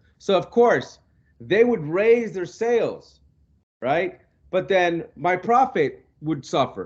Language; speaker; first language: English; non-native, local second language; Spanish